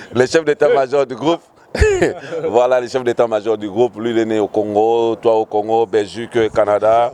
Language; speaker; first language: French; non-native, local second language; Lingala